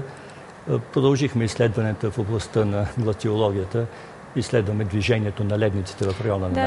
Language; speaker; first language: Bulgarian; native; Bulgarian